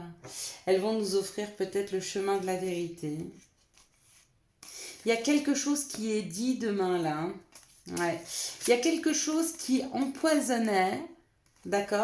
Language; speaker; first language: French; native; French